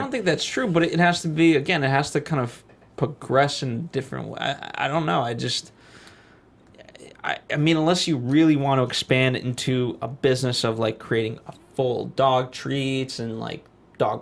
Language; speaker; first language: English; native; English